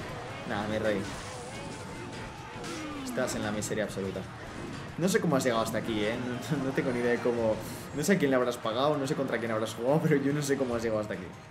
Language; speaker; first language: Spanish; native; Spanish